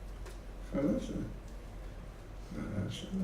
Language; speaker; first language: Russian; non-native, learner; English